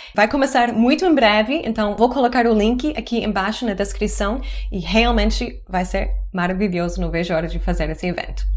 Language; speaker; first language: Portuguese; non-native, fluent; English